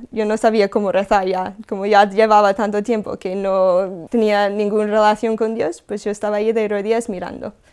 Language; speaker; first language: Spanish; non-native, fluent; English